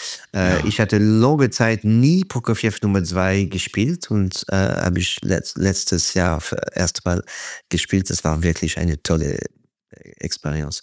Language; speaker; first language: German; non-native, fluent; French